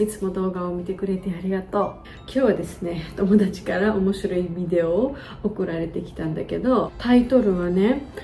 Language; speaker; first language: Japanese; non-native, fluent; Georgian